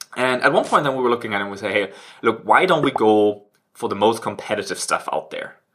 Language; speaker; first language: English; non-native, fluent; German